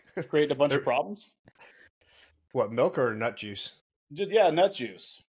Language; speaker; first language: English; native; English